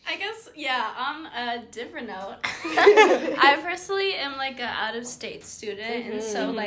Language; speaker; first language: English; native; English